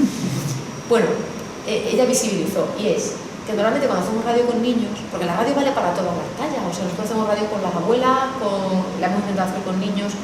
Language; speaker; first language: Spanish; native; Spanish